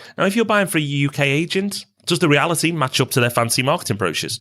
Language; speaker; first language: English; native; English